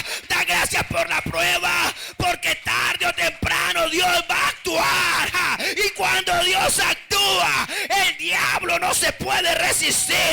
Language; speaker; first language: Spanish; native; Spanish